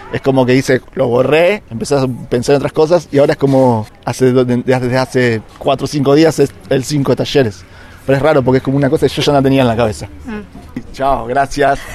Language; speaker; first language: Spanish; native; Spanish